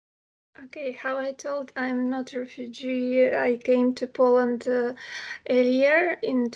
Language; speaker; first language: English; non-native, fluent; Ukrainian